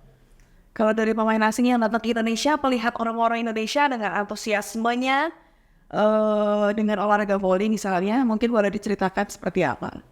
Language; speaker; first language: Indonesian; native; Indonesian